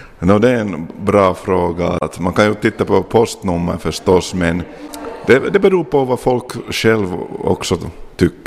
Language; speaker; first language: Swedish; non-native, local second language; Finnish